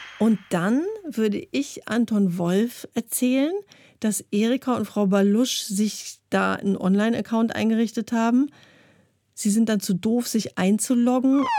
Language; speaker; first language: German; native; German